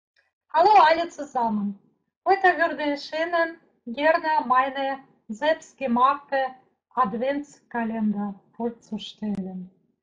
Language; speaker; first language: German; non-native, fluent; Russian